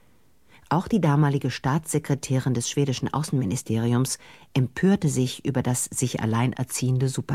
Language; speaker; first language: German; native; German